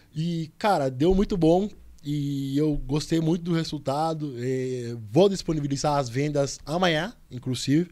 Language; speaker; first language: Portuguese; non-native, fluent; Spanish